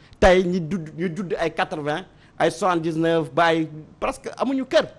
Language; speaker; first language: Wolof; non-native, local second language; Fula